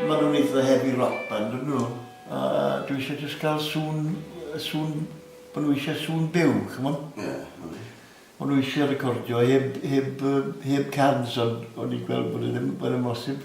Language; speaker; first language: Welsh; native; Welsh